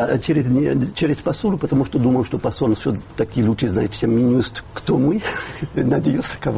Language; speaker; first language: Russian; non-native, fluent; French